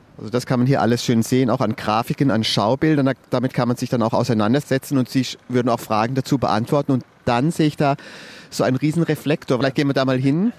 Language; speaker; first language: German; native; German